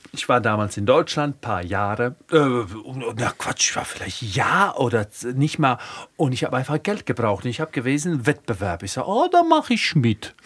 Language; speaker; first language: German; early bilingual, other home language; Croatian